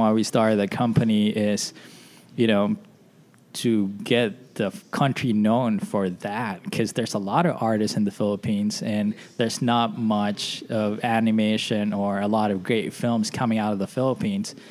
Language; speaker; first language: English; non-native, local second language; Filipino